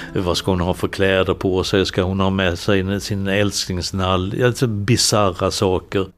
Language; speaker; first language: Swedish; native; Swedish